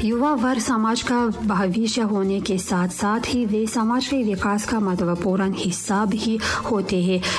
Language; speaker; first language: Hindi; non-native, fluent; Tajik